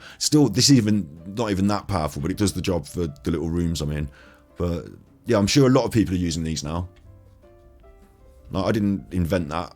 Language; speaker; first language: English; native; English